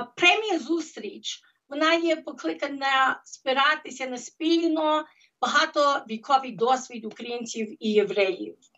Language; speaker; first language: Ukrainian; early bilingual, heritage; Ukrainian